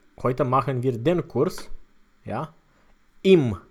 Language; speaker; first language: German; non-native, fluent; Romanian